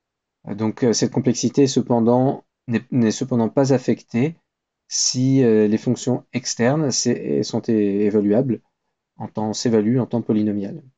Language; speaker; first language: French; native; French